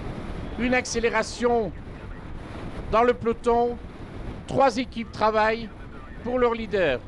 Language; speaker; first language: French; native; French